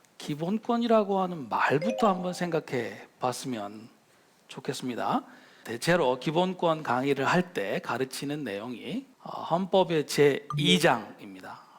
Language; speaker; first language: Korean; native; Korean